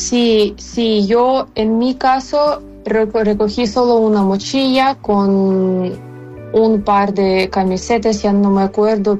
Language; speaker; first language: Spanish; non-native, fluent; Ukrainian